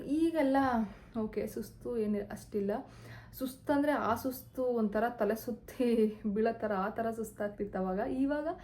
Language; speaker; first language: Kannada; native; Kannada